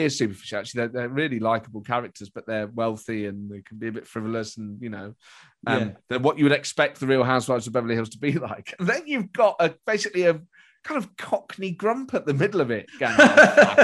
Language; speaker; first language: English; native; English